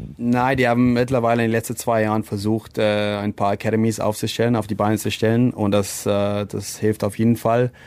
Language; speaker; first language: German; non-native, fluent; Afrikaans